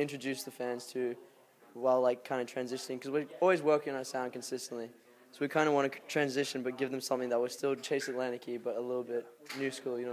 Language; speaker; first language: English; native; English